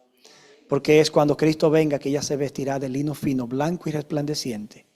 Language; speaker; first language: Spanish; native; Spanish